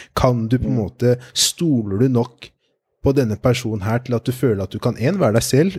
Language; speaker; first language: Norwegian; native; Norwegian